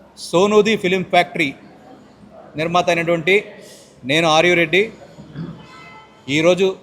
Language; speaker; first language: Telugu; native; Telugu